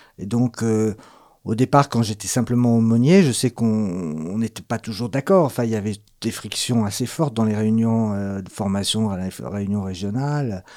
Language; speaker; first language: French; native; French